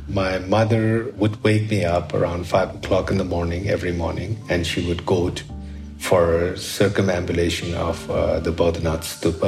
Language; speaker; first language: English; non-native, local second language; Sherpa